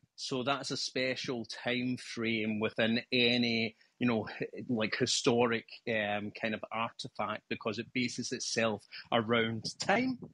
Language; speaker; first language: English; native; English